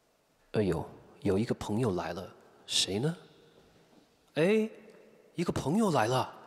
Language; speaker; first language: Chinese; non-native, fluent; English